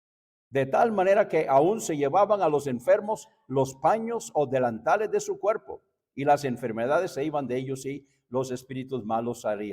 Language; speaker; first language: Spanish; native; Spanish